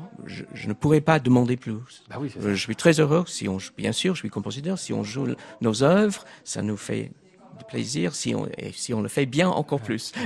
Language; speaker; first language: French; non-native, fluent; English